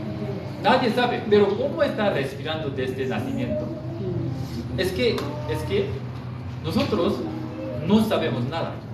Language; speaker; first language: Spanish; non-native, fluent; Korean